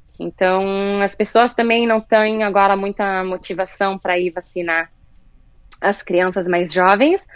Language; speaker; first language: Portuguese; early bilingual, heritage; Portuguese